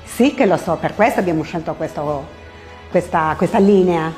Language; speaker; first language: Italian; native; Italian